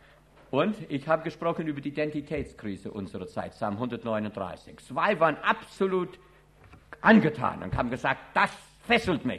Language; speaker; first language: German; non-native, fluent; English